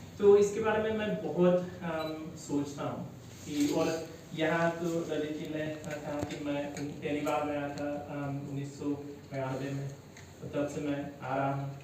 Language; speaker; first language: Hindi; non-native, fluent; English